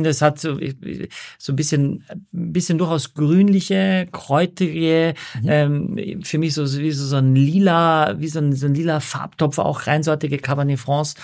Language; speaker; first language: German; native; German